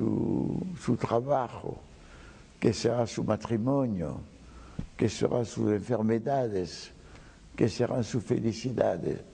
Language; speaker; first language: Spanish; non-native, fluent; French